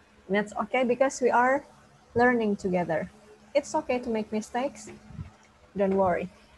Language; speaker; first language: English; non-native, fluent; Indonesian